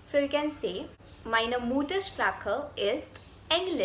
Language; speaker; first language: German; non-native, fluent; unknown